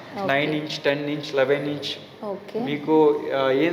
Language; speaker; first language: Telugu; non-native, local second language; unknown